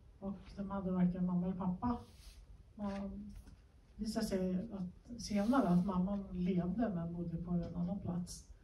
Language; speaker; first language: Swedish; native; Swedish